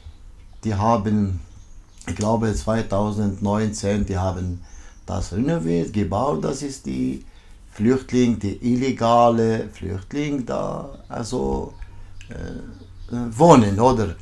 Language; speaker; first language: German; non-native, learner; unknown